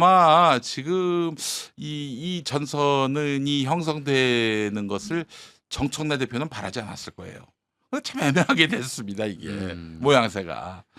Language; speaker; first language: Korean; native; Korean